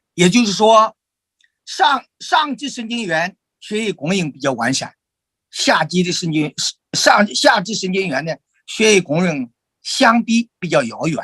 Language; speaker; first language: Chinese; native; Chinese